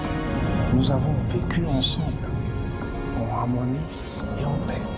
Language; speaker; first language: French; non-native, fluent; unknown